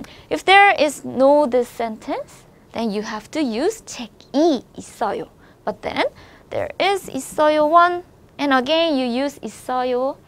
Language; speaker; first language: English; non-native, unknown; Korean